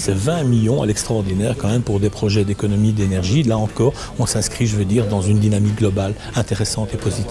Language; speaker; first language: French; native; French